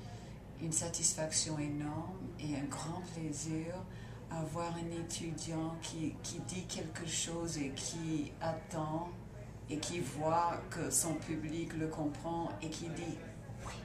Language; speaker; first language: French; non-native, fluent; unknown